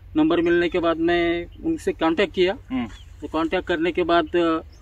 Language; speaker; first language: Hindi; non-native, local second language; Marathi